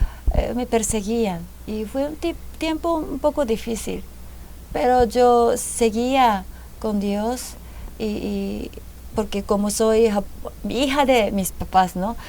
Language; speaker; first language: Spanish; non-native, fluent; Japanese